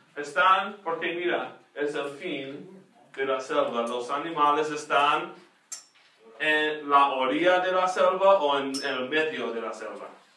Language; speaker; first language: Spanish; non-native, fluent; English